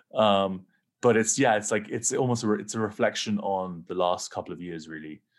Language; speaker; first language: English; native; English